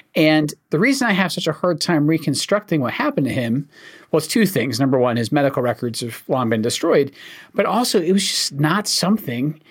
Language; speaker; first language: English; native; English